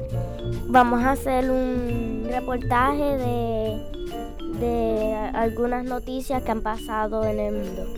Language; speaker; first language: Spanish; early bilingual, other home language; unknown